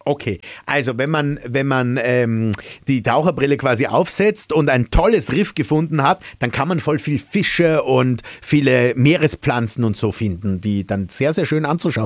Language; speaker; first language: German; native; German